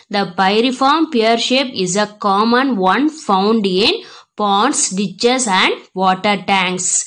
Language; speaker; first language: English; non-native, local second language; Tamil